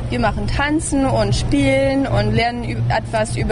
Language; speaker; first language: German; early bilingual, heritage; English